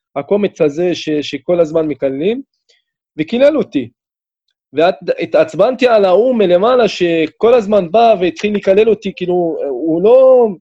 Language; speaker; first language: Hebrew; non-native, local second language; Arabic